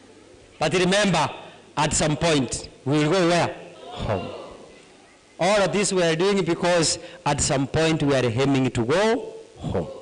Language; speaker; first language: English; non-native, local second language; Gusii